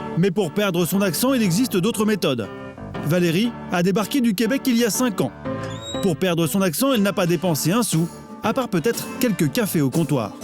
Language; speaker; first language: French; native; French